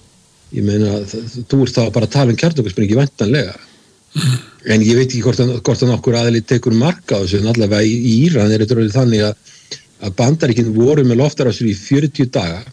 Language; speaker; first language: Icelandic; native; Icelandic